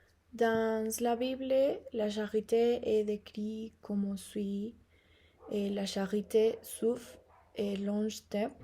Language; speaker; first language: French; non-native, learner; Spanish